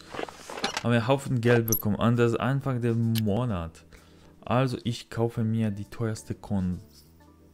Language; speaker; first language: German; non-native, learner; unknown